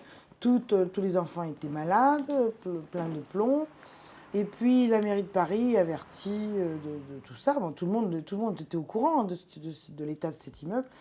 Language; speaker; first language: French; native; French